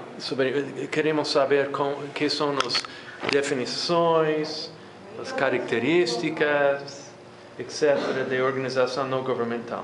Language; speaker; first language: Portuguese; non-native, fluent; English